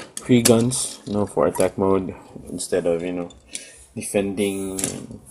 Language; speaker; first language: English; non-native, local second language; Cebuano